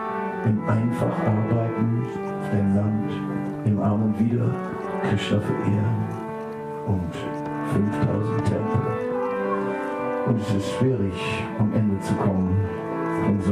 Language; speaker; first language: German; non-native, fluent; Dutch